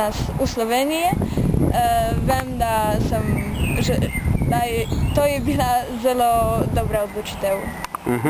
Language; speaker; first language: Slovenian; non-native, learner; Polish